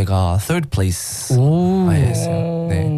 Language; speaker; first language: Korean; non-native, learner; English